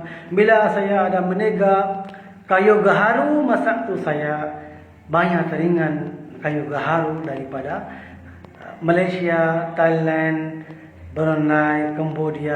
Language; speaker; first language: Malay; non-native, learner; Urdu